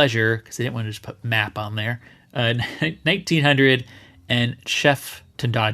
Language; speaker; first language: English; native; English